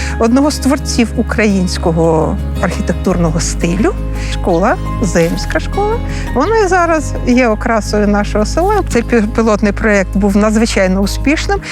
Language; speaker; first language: Ukrainian; native; Ukrainian